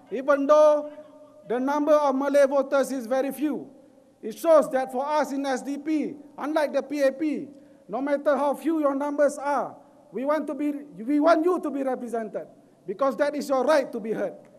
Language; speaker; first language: English; non-native, local second language; Malay